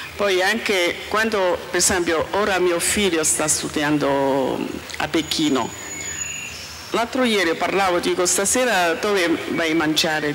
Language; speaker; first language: Italian; non-native, learner; Chinese